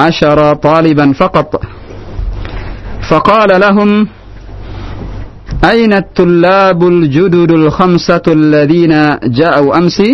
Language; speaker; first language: Arabic; non-native, fluent; Indonesian